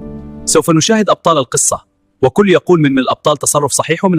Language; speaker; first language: Arabic; native; Arabic